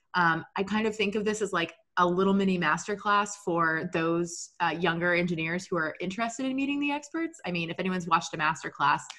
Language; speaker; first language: English; native; English